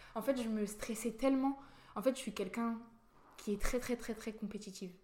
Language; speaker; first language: French; native; French